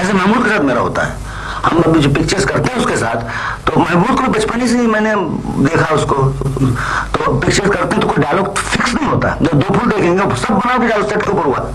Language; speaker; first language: Hindi; non-native, local second language; Bangla